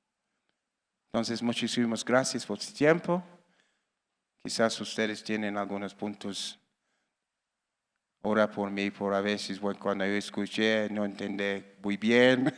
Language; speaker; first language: Spanish; non-native, learner; English